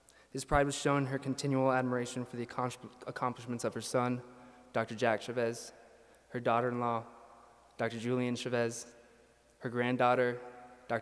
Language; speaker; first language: English; early bilingual, other home language; Spanish